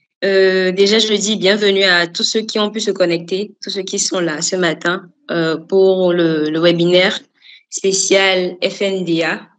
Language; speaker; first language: French; native; French